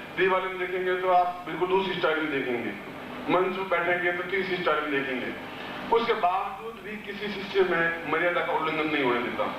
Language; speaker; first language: Hindi; native; Hindi